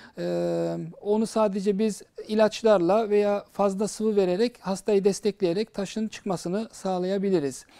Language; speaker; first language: Turkish; early bilingual, heritage; Turkish